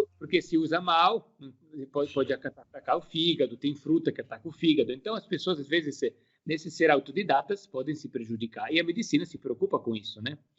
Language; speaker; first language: Portuguese; non-native, fluent; Italian